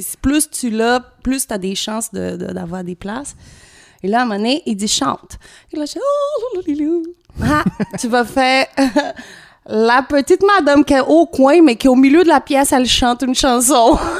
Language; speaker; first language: French; non-native, fluent; Portuguese